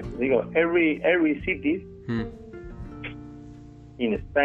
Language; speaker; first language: English; non-native, learner; Spanish